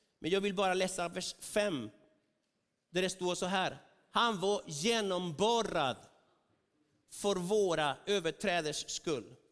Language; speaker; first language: Swedish; non-native, fluent; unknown